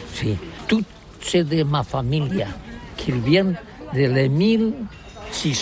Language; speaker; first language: French; non-native, learner; Catalan